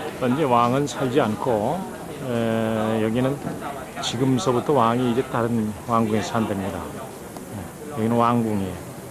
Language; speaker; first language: Korean; native; Korean